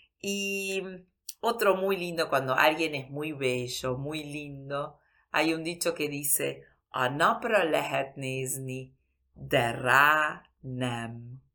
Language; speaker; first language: Spanish; early bilingual, heritage; Spanish